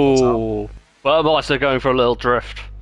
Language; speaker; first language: English; native; English